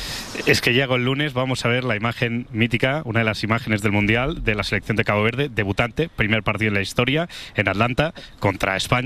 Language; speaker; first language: Spanish; native; Spanish